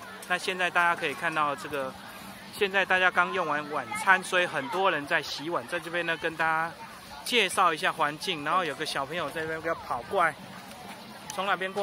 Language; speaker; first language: Chinese; native; Chinese